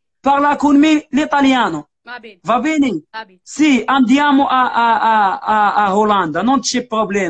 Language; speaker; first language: Italian; non-native, learner; Arabic